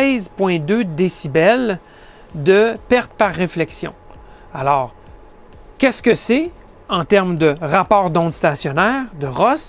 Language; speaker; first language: French; native; French